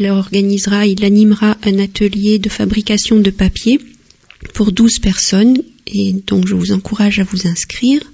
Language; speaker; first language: French; native; French